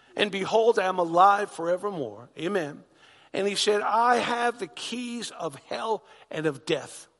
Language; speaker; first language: English; native; English